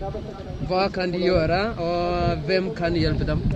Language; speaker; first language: Norwegian; non-native, learner; Amharic